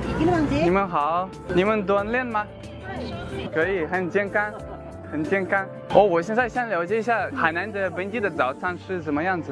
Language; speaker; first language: Chinese; non-native, fluent; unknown